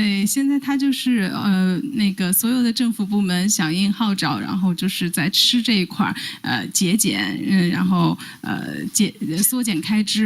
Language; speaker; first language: Chinese; native; Chinese